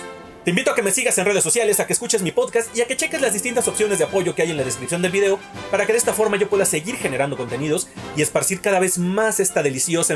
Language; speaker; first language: Spanish; native; Spanish